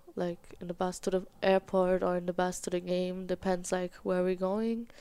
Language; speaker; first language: English; non-native, fluent; German